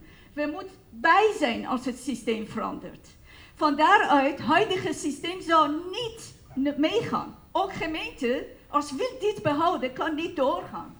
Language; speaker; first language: Dutch; non-native, fluent; Persian